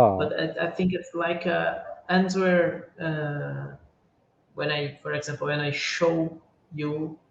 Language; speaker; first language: English; non-native, learner; Portuguese